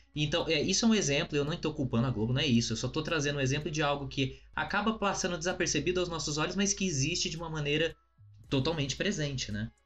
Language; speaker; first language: Portuguese; native; Portuguese